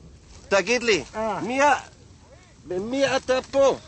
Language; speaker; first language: Hebrew; non-native, fluent; German